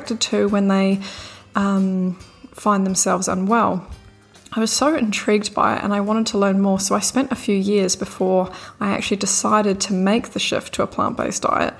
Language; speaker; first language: English; native; English